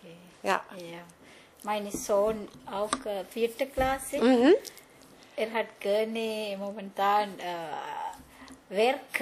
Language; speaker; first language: German; non-native, learner; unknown